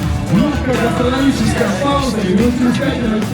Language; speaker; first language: Russian; native; Russian